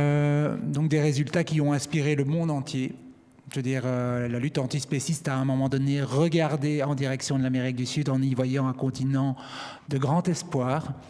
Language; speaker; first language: French; native; French